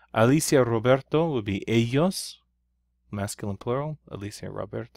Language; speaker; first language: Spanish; non-native, fluent; English